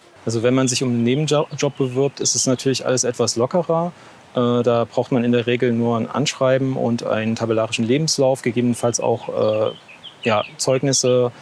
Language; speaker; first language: German; native; German